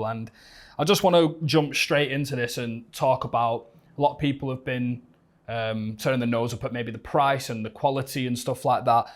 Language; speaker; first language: English; native; English